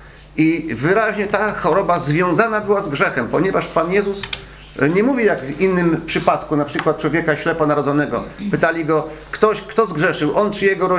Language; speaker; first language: Polish; native; Polish